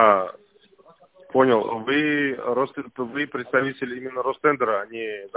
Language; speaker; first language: Russian; native; Russian